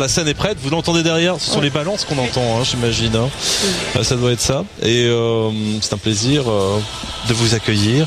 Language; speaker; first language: French; native; French